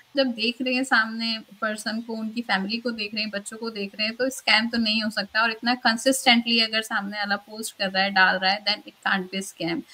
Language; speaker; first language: Hindi; native; Hindi